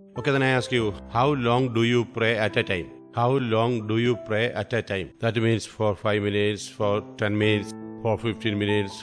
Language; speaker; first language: English; non-native, local second language; Malayalam